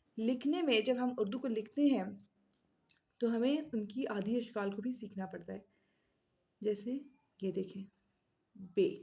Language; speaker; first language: Urdu; native; Urdu